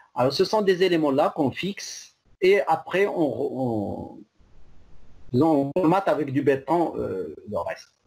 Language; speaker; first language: French; non-native, local second language; Arabic